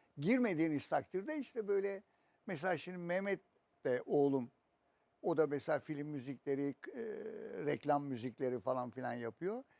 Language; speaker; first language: Turkish; native; Turkish